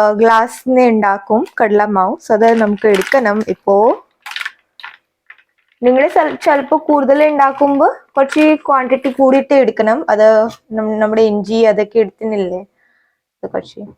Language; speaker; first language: Malayalam; non-native, learner; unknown